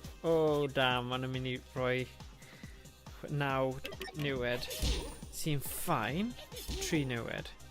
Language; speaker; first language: Welsh; non-native, local second language; English